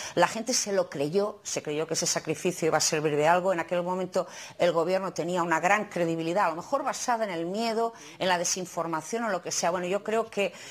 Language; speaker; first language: Spanish; native; Spanish